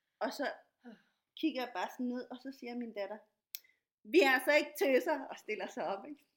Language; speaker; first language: Danish; non-native, fluent; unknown